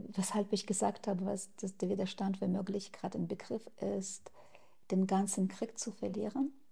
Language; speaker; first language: German; non-native, fluent; Russian